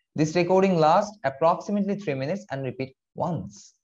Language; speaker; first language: English; non-native, local second language; Bangla